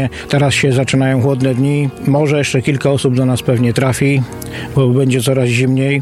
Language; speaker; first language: Polish; native; Polish